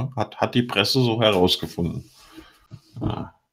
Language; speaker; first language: German; native; German